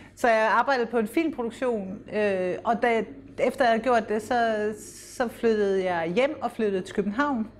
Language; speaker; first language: Danish; native; Danish